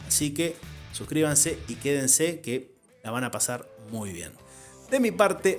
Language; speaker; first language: Spanish; native; Spanish